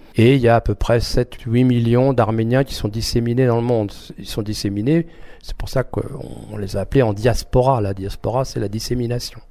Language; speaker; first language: French; early bilingual, other home language; Armenian